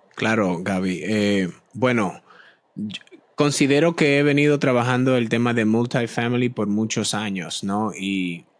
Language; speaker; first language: Spanish; native; Spanish